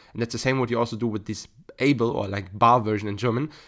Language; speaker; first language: English; non-native, fluent; German